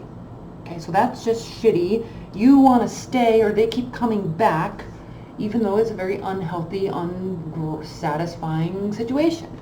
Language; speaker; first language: English; native; English